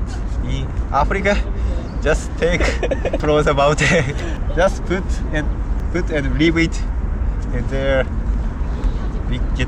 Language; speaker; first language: English; non-native, learner; Japanese